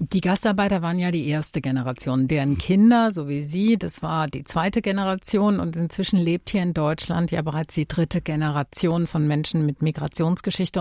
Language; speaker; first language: German; native; German